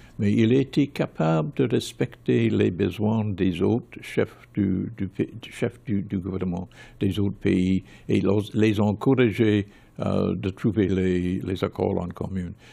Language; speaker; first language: French; non-native, fluent; English